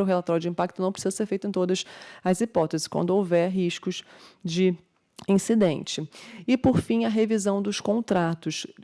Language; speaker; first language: Portuguese; native; Portuguese